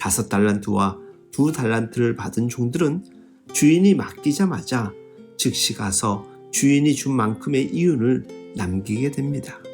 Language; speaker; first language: Korean; native; Korean